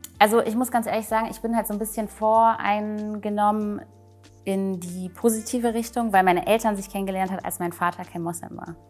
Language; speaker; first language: German; early bilingual, other home language; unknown